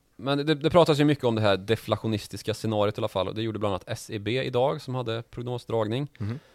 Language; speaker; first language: Swedish; native; Swedish